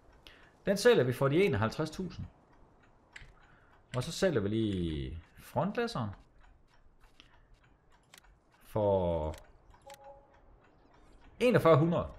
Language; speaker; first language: Danish; native; Danish